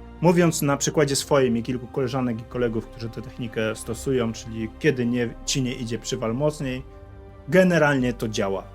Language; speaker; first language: Polish; native; Polish